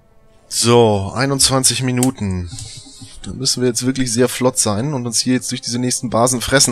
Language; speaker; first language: German; native; German